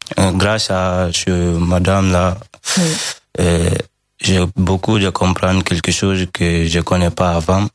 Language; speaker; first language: French; non-native, learner; Fula